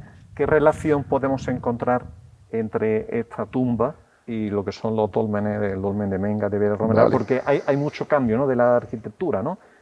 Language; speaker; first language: Spanish; native; Spanish